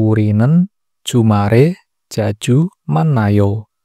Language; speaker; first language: Korean; non-native, learner; Indonesian